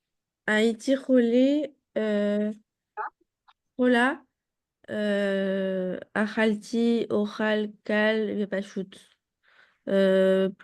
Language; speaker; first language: Hebrew; non-native, learner; French